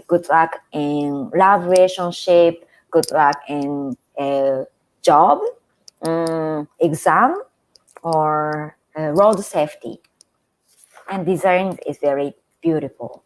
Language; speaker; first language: English; non-native, fluent; Japanese